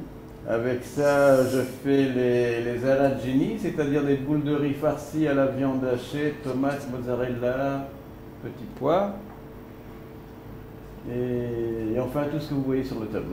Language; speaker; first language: French; non-native, fluent; Italian